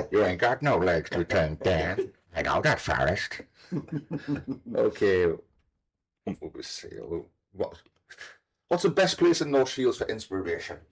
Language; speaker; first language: English; native; English